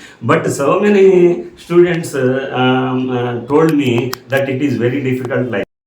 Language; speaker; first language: English; non-native, local second language; Telugu